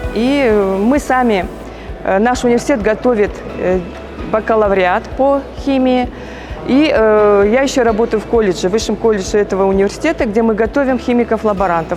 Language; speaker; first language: Russian; native; Russian